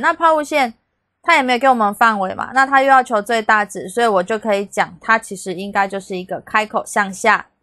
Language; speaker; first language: Chinese; native; Chinese